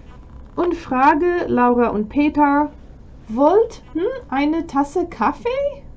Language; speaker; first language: German; non-native, fluent; English